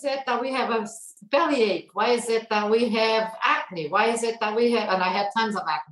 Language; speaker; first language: English; non-native, fluent; Portuguese